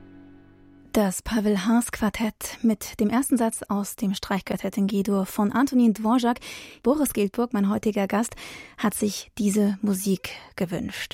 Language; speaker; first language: German; native; German